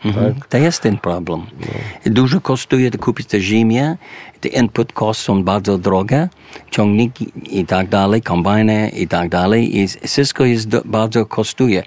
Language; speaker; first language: Polish; early bilingual, heritage; English